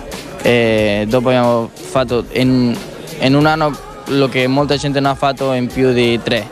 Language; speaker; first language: Italian; non-native, learner; Catalan